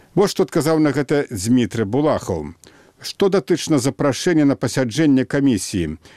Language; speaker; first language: Belarusian; native; Belarusian